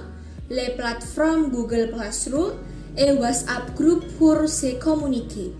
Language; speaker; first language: French; non-native, learner; Indonesian